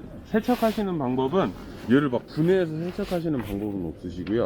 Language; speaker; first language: Korean; native; Korean